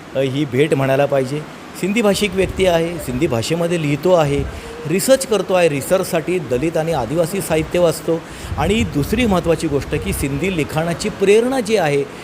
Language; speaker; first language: Marathi; native; Marathi